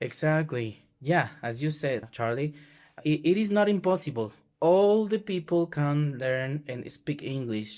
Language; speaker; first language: English; non-native, learner; Spanish